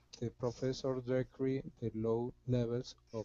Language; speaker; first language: English; non-native, learner; Spanish